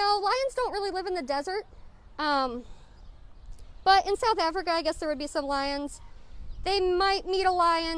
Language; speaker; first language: English; native; English